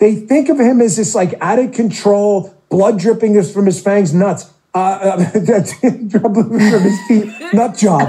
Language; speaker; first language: English; native; English